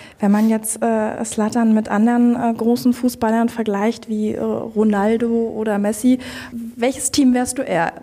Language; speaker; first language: German; native; German